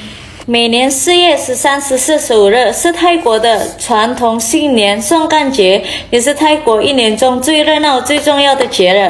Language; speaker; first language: Chinese; non-native, learner; Indonesian